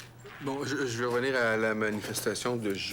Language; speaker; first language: French; native; French